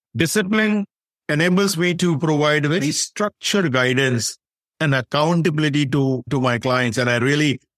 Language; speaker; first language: English; non-native, local second language; Hindi